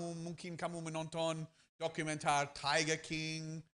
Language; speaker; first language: Indonesian; non-native, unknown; English